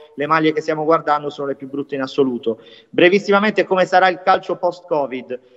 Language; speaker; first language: Italian; native; Italian